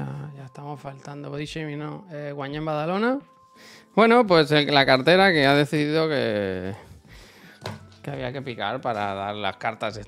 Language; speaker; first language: Spanish; native; Spanish